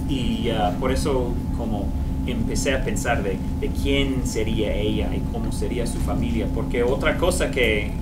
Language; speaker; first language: Spanish; non-native, fluent; English